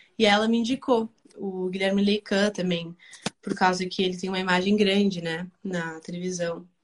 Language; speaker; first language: Portuguese; early bilingual, other home language; Spanish